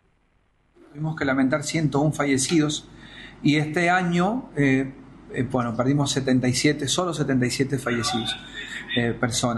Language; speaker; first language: Spanish; native; Spanish